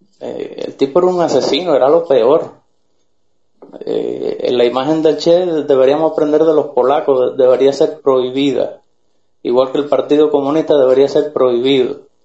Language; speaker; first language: Spanish; native; Spanish